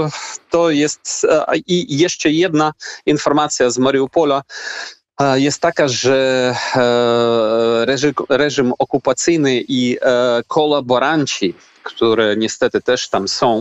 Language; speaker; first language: Polish; non-native, fluent; Ukrainian